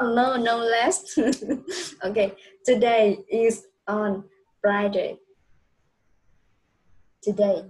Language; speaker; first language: English; non-native, fluent; Vietnamese